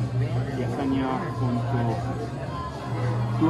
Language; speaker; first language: Indonesian; non-native, learner; German